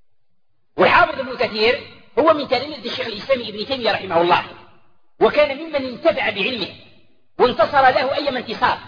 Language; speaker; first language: Arabic; native; Arabic